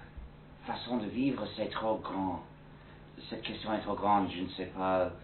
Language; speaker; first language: French; non-native, fluent; English